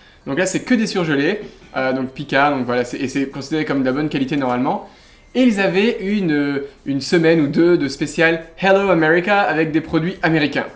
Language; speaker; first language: French; native; French